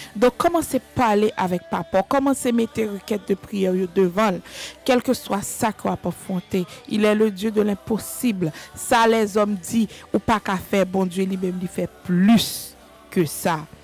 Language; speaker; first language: French; native; French